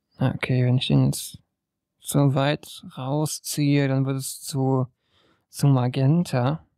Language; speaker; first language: German; native; German